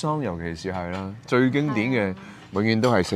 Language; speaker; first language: Cantonese; native; Cantonese